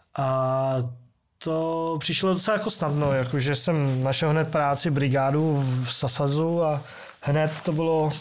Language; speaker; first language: Czech; early bilingual, other home language; Vietnamese